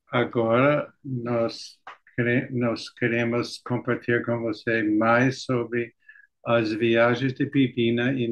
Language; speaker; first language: Portuguese; non-native, learner; English